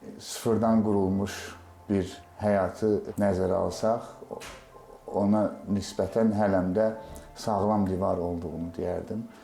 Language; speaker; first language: Azerbaijani; native; Azerbaijani